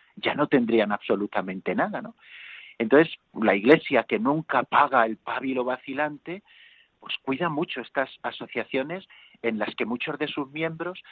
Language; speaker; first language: Spanish; native; Spanish